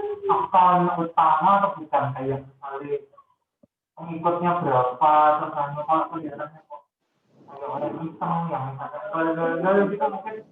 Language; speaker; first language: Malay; non-native, local second language; Javanese